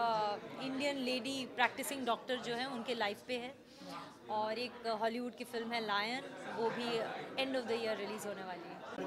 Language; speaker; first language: Hindi; non-native, local second language; Bangla